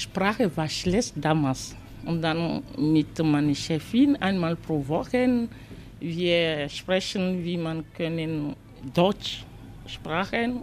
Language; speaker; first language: German; non-native, learner; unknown